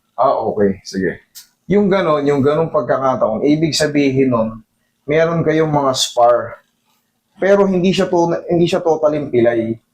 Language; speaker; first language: Filipino; native; Filipino